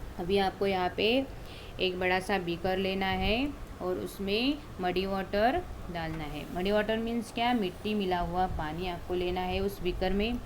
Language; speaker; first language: Hindi; non-native, local second language; Marathi